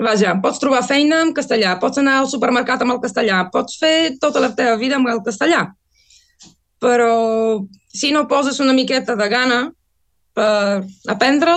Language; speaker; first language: Catalan; non-native, fluent; Bulgarian